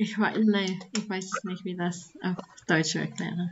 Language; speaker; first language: German; non-native, learner; Spanish